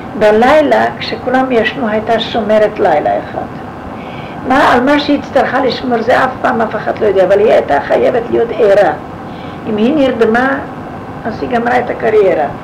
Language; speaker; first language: Hebrew; non-native, fluent; Yiddish